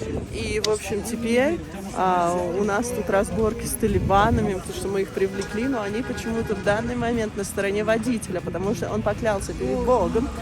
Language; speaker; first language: Russian; native; Russian